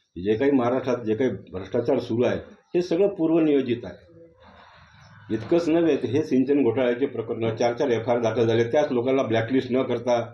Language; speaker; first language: Marathi; native; Marathi